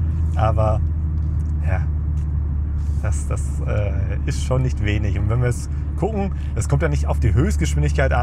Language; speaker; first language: German; native; German